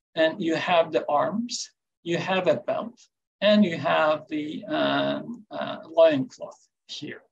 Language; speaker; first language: English; non-native, fluent; Turkish